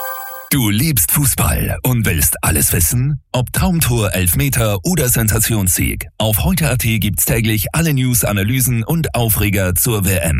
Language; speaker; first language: German; native; German